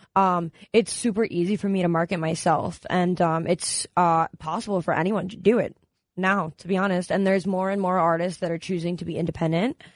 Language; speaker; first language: English; native; English